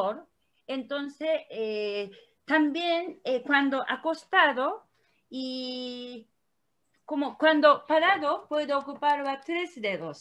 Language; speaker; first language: Spanish; non-native, learner; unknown